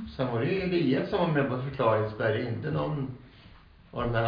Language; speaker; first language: Swedish; native; Swedish